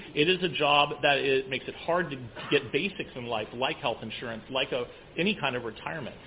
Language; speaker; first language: English; native; English